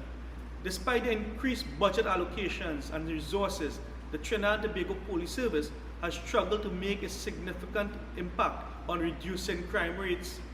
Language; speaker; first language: English; native; English